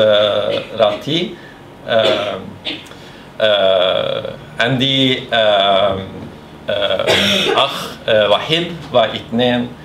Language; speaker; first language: Arabic; non-native, learner; Norwegian